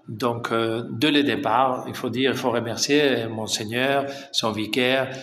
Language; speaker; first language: French; non-native, fluent; Spanish